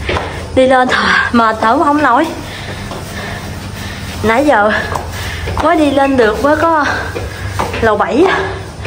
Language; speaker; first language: Vietnamese; native; Vietnamese